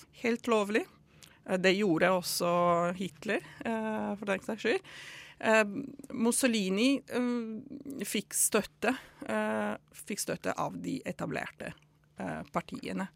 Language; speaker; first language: Norwegian; non-native, fluent; Italian